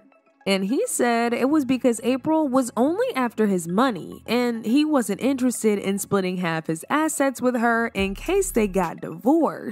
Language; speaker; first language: English; native; English